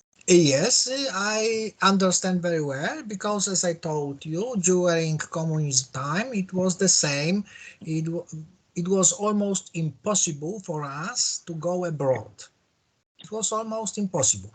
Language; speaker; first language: English; non-native, learner; Polish